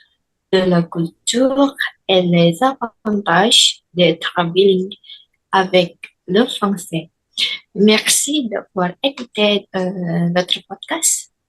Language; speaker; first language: French; non-native, learner; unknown